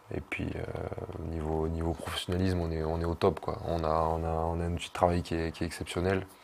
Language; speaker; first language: French; native; French